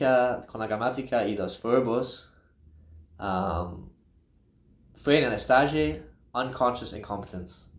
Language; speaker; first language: Spanish; non-native, learner; English